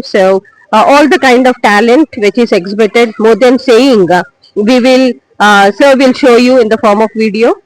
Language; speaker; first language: English; non-native, local second language; Telugu